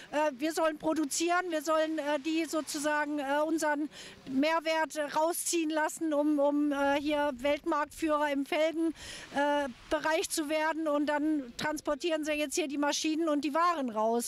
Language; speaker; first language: German; native; German